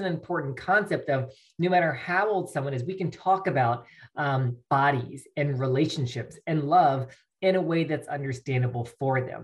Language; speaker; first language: English; native; English